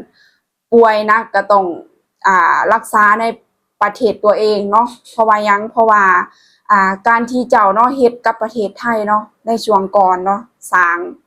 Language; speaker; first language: Thai; non-native, local second language; Lao